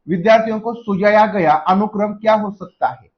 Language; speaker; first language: Hindi; non-native, local second language; Marathi